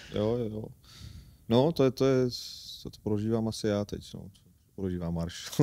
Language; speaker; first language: Czech; non-native, fluent; Armenian